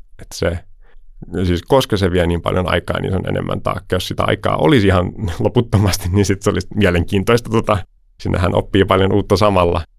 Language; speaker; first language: Finnish; early bilingual, heritage; Finnish